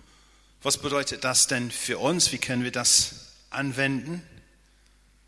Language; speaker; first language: German; non-native, fluent; English